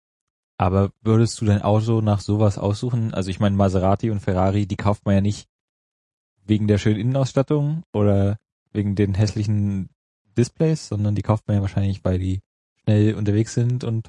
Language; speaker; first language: German; native; German